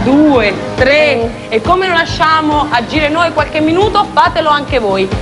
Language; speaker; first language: Italian; native; Italian